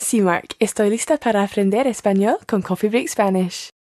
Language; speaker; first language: Spanish; non-native, learner; English